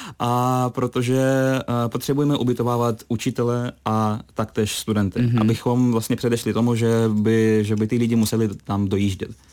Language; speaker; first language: Czech; non-native, fluent; Russian